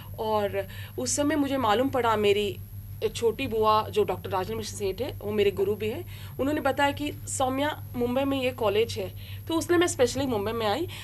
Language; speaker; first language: Hindi; non-native, local second language; Telugu